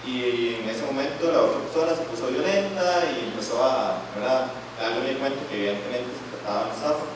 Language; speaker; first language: Spanish; native; Spanish